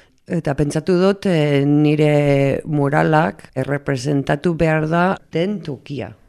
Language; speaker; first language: Basque; non-native, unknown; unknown